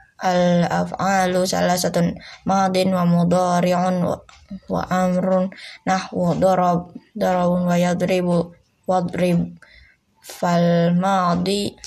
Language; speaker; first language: Arabic; non-native, learner; Indonesian